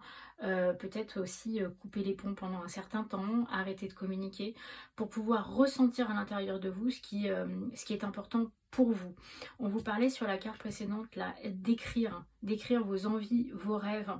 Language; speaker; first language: French; native; French